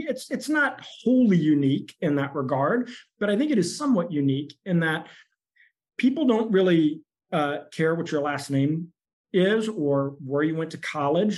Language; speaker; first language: English; native; English